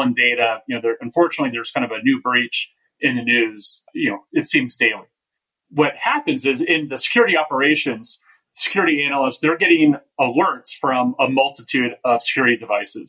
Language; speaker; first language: English; native; English